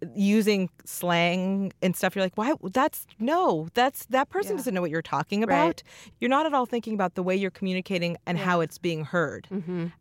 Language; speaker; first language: English; native; English